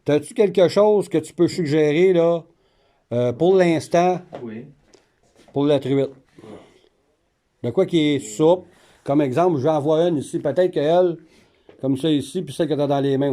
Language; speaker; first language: French; native; French